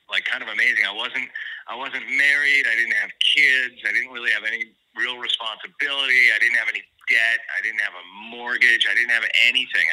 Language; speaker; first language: English; native; English